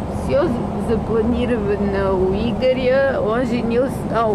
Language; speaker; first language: Russian; non-native, learner; Bulgarian